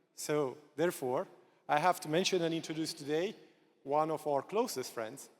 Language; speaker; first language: English; non-native, fluent; Romanian